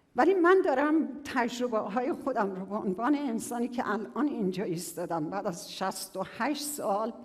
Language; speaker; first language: Persian; native; Persian